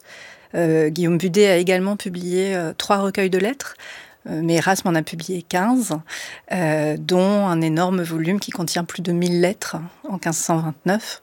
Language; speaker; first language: French; native; French